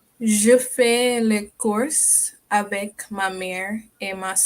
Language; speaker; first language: French; non-native, learner; English